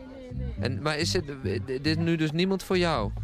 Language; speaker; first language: Dutch; native; Dutch